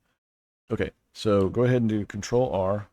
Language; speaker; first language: English; native; English